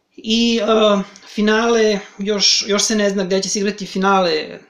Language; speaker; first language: Serbian; native; Serbian